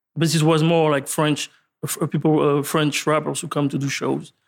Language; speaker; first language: English; non-native, learner; French